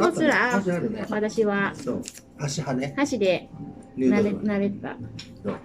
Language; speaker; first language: Japanese; non-native, learner; Thai